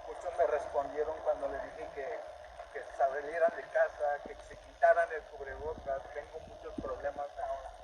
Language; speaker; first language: Spanish; native; Spanish